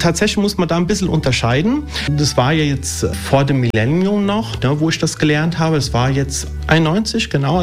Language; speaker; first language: German; early bilingual, other home language; Italian